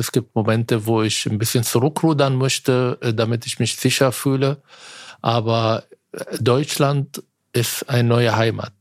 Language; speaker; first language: German; non-native, fluent; Arabic